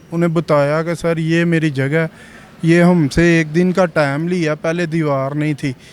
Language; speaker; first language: Urdu; non-native, local second language; Punjabi